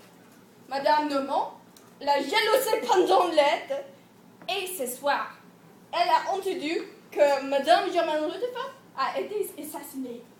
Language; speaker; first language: French; non-native, learner; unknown